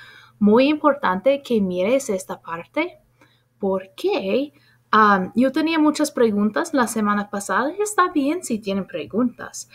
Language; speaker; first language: Spanish; non-native, fluent; English